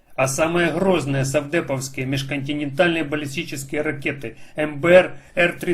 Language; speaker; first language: Russian; non-native, local second language; Ukrainian